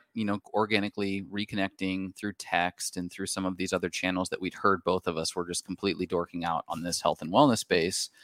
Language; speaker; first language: English; native; English